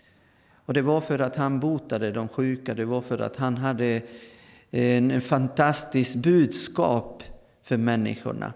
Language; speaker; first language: Swedish; non-native, fluent; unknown